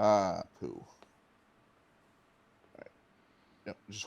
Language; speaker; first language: English; native; English